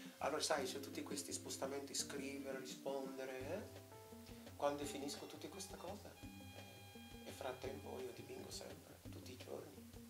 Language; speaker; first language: Italian; non-native, fluent; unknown